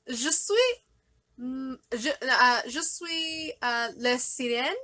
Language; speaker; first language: French; non-native, learner; English